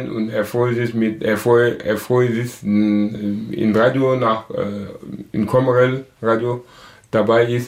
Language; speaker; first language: German; non-native, learner; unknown